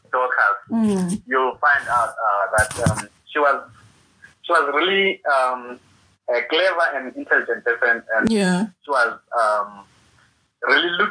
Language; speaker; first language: English; non-native, local second language; North Ndebele